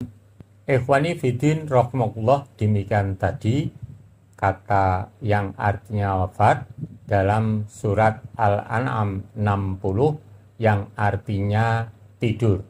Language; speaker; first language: Indonesian; native; Indonesian